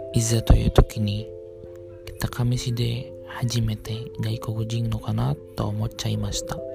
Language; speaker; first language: Japanese; non-native, fluent; Indonesian